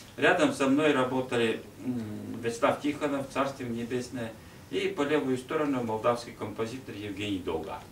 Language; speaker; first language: Russian; non-native, local second language; Udmurt